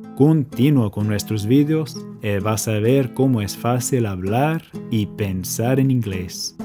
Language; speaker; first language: Spanish; non-native, fluent; English